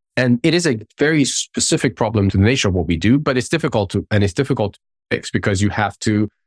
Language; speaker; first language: English; non-native, fluent; Persian